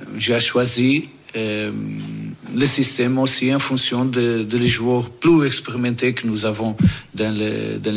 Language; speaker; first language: French; non-native, learner; Portuguese